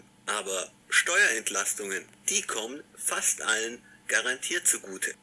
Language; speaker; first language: German; native; German